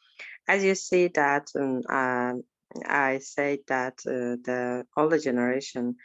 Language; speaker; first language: English; non-native, learner; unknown